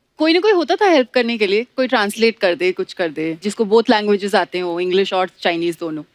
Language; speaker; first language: Hindi; non-native, local second language; Bangla